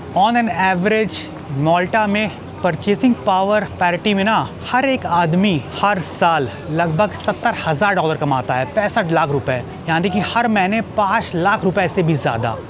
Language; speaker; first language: Hindi; native; Hindi